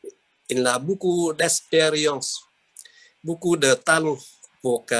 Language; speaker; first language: French; non-native, fluent; Vietnamese